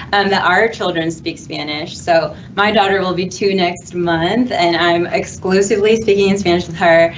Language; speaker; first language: English; native; English